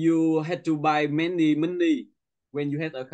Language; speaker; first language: English; non-native, learner; Vietnamese